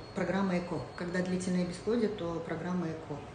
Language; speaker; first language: Russian; non-native, local second language; Kazakh